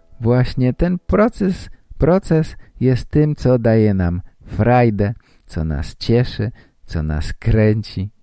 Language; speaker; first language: Polish; native; Polish